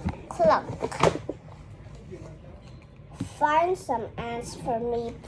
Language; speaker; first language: English; non-native, learner; Vietnamese